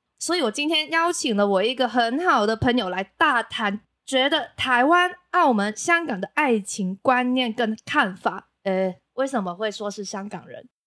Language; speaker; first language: Chinese; non-native, local second language; Cantonese